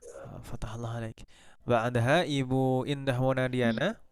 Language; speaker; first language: Arabic; non-native, fluent; Indonesian